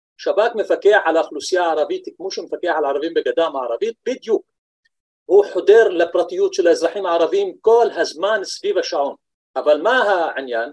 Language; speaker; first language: Hebrew; non-native, local second language; Arabic